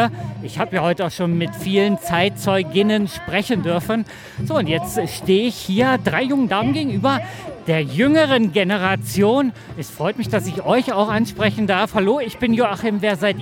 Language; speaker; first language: German; native; German